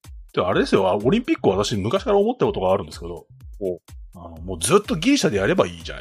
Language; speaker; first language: Japanese; native; Japanese